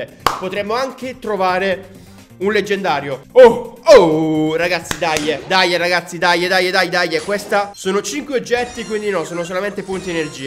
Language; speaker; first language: Italian; native; Italian